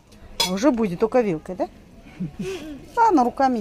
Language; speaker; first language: Russian; native; Russian